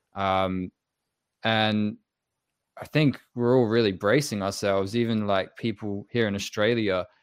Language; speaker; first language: English; native; English